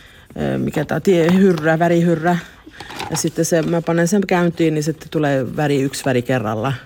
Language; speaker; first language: Finnish; early bilingual, heritage; Finnish